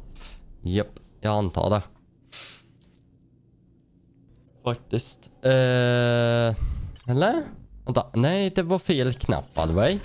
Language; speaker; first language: Swedish; native; Swedish